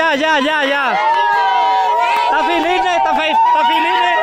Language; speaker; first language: Portuguese; non-native, learner; Vietnamese